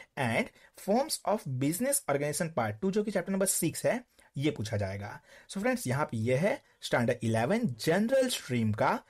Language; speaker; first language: Hindi; non-native, local second language; Gujarati